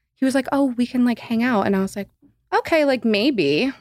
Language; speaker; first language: English; native; English